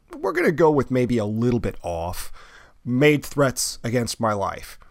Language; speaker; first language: English; native; English